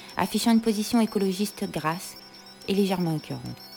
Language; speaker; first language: French; native; French